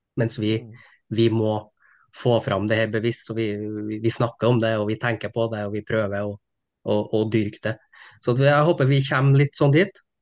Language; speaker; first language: Norwegian; native; Norwegian